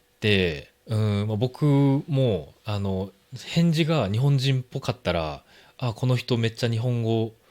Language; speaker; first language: Japanese; native; Japanese